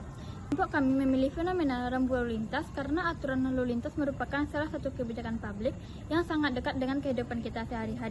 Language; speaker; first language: Indonesian; native; Indonesian